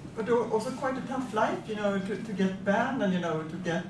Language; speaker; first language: English; non-native, fluent; Swedish